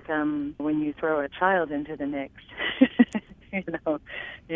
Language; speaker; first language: English; native; English